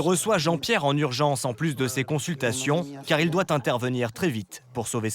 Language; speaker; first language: French; native; French